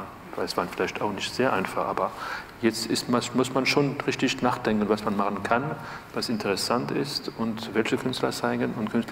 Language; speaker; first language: German; non-native, fluent; French